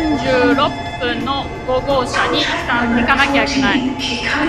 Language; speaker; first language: Japanese; non-native, fluent; German